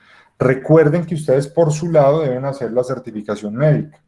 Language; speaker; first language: Spanish; native; Spanish